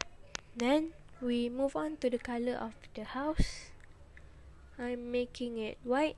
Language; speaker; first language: English; non-native, local second language; Malay